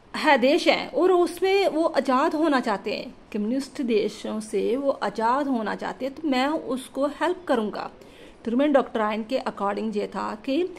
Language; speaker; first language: Hindi; non-native, local second language; Punjabi